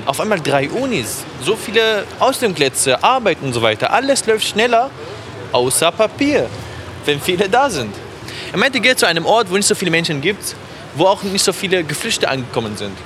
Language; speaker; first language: German; non-native, fluent; Arabic